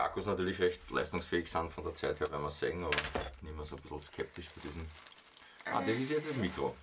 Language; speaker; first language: German; native; German